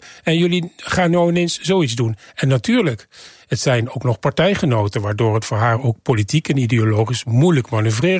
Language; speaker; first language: Dutch; native; Dutch